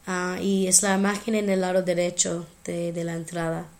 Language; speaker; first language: Spanish; non-native, fluent; English